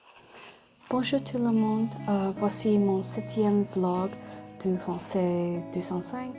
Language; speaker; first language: French; non-native, learner; English